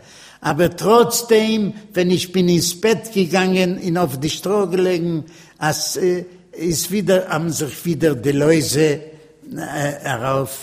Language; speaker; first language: German; non-native, learner; Yiddish